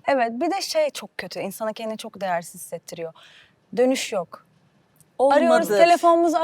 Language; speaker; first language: Turkish; early bilingual, heritage; Turkish